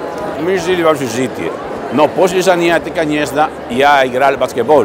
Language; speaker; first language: Russian; non-native, fluent; Spanish